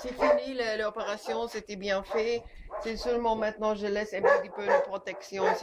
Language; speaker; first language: French; non-native, learner; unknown